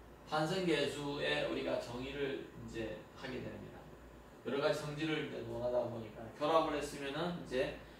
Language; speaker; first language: Korean; native; Korean